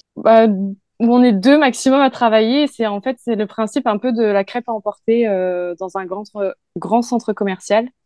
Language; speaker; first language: French; native; French